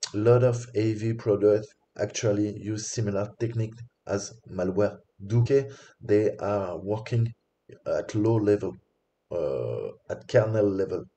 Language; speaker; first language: English; non-native, fluent; French